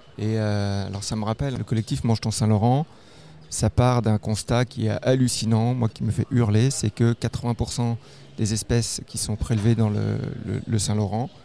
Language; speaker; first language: French; native; French